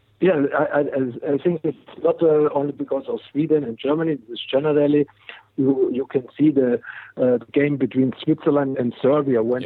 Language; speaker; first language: English; non-native, fluent; German